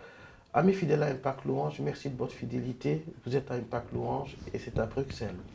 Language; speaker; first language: French; non-native, local second language; Lingala